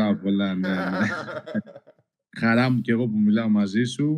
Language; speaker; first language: Greek; non-native, local second language; Albanian